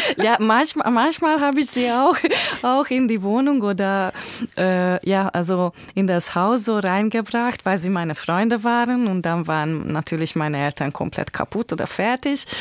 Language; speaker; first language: German; non-native, fluent; Hungarian